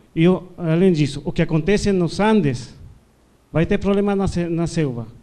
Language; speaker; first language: Portuguese; non-native, learner; Spanish